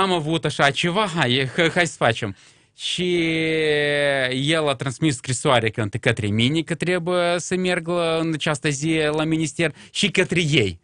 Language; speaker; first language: Romanian; non-native, local second language; Russian